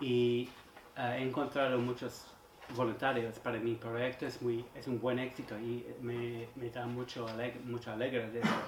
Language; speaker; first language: Spanish; non-native, learner; English